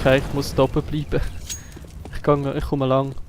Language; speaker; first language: German; native; German